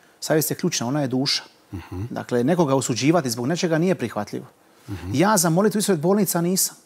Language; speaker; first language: Croatian; native; Croatian